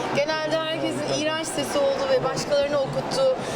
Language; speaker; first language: Turkish; native; Turkish